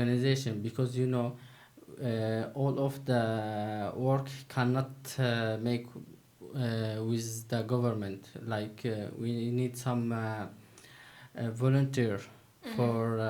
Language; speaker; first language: English; non-native, learner; Turkish